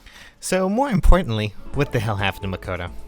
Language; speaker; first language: English; native; English